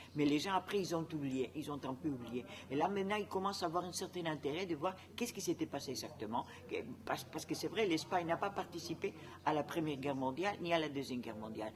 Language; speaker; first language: French; non-native, fluent; Spanish